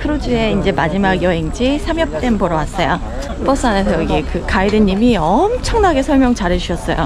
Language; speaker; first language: Korean; native; Korean